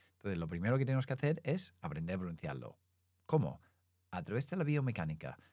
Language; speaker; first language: Spanish; non-native, fluent; English